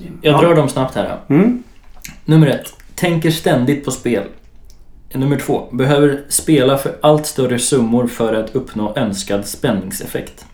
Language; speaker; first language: Swedish; native; Swedish